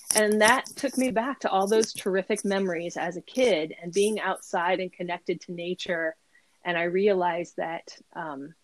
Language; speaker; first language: English; native; English